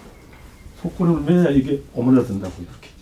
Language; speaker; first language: Korean; native; Korean